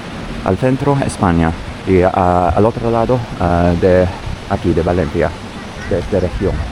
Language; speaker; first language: Spanish; non-native, learner; English